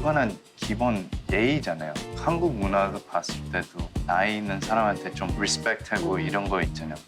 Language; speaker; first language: Korean; early bilingual, heritage; English